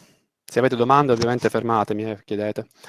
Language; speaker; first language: Italian; native; Italian